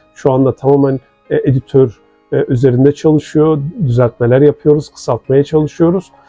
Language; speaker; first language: Turkish; non-native, local second language; Kurdish